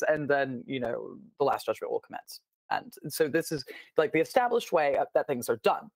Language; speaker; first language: English; native; English